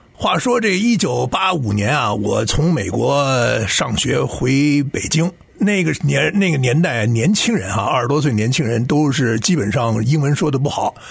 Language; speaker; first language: Chinese; native; Chinese